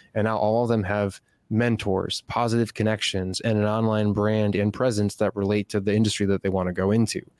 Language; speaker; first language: English; native; English